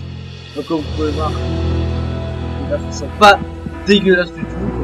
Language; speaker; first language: French; native; French